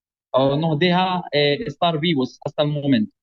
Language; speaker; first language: Spanish; non-native, fluent; Arabic